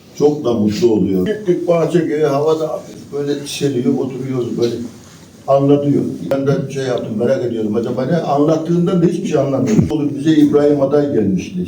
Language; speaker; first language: Turkish; native; Turkish